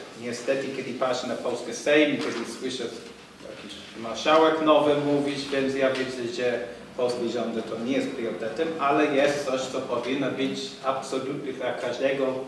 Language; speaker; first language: Polish; non-native, fluent; English